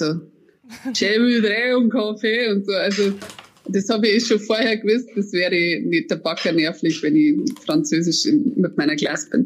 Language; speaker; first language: German; native; German